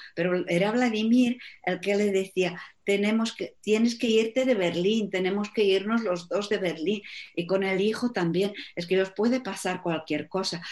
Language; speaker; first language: Spanish; non-native, fluent; Czech